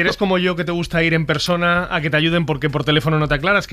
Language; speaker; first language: Spanish; native; Spanish